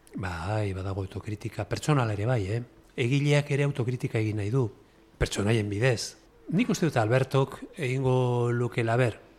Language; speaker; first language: Basque; non-native, local second language; Spanish